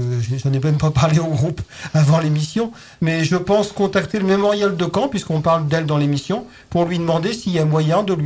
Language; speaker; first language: French; native; French